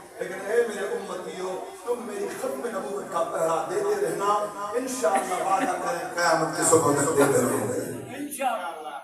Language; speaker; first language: Urdu; non-native, local second language; Sindhi